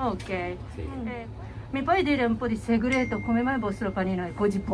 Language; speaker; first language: Italian; non-native, fluent; Japanese